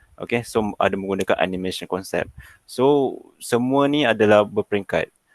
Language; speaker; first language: Malay; native; Malay